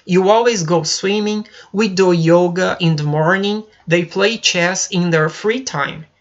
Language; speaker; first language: English; non-native, fluent; Portuguese